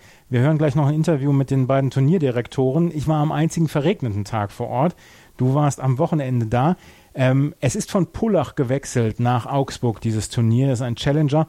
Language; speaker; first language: German; native; German